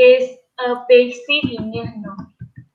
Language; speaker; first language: English; non-native, learner; Vietnamese